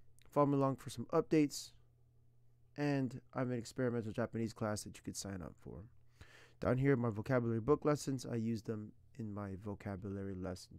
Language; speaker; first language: English; native; English